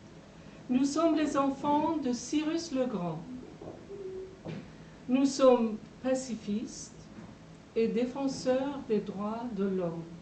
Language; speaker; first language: French; non-native, fluent; Persian